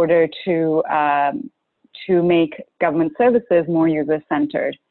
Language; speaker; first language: English; non-native, local second language; Urdu